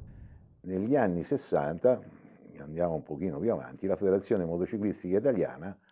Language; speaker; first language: Italian; native; Italian